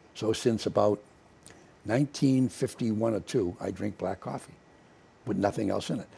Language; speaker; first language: English; native; English